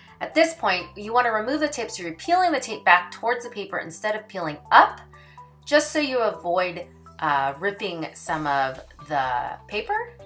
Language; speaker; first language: English; native; English